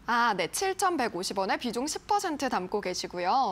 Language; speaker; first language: Korean; native; Korean